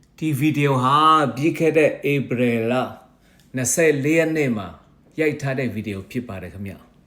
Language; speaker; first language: Burmese; non-native, local second language; Shan